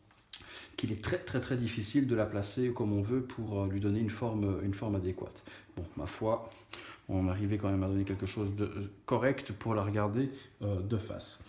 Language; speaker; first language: French; native; French